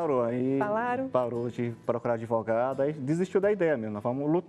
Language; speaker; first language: Portuguese; native; Portuguese